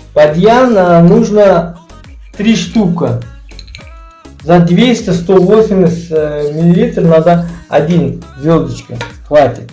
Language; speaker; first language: Russian; non-native, learner; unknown